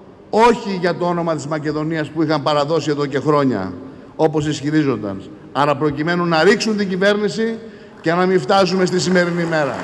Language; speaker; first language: Greek; native; Greek